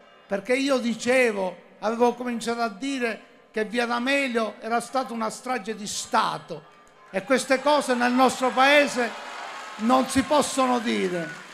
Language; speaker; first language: Italian; native; Italian